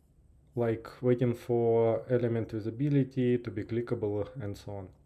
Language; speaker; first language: English; non-native, fluent; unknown